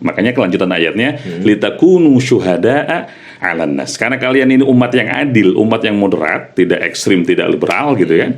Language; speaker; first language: Indonesian; native; Indonesian